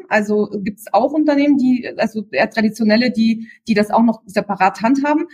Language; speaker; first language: German; early bilingual, other home language; Bulgarian